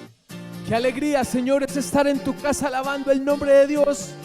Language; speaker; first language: Spanish; native; Spanish